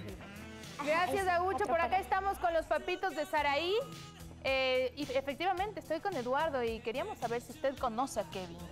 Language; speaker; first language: Spanish; native; Spanish